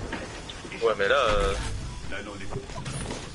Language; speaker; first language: French; native; French